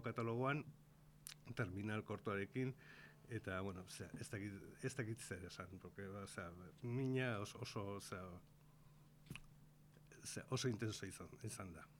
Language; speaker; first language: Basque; non-native, local second language; Spanish